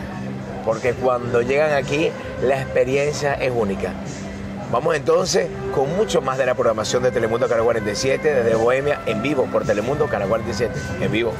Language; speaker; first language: Spanish; native; Spanish